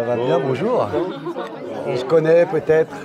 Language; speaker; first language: French; native; French